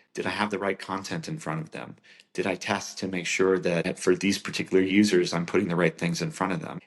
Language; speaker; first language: English; native; English